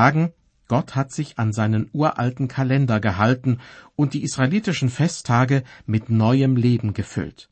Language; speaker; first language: German; native; German